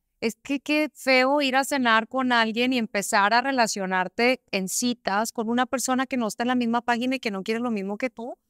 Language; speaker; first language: Spanish; native; Spanish